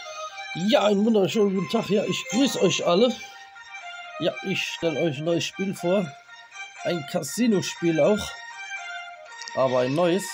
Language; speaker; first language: German; native; German